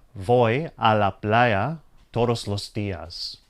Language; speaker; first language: Spanish; non-native, fluent; English